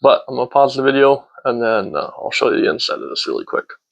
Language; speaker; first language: English; native; English